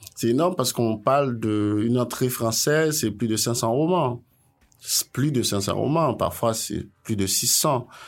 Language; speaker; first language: French; non-native, local second language; Haitian Creole